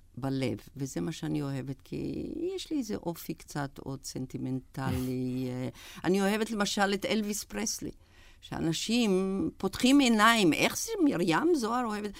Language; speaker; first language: Hebrew; non-native, fluent; German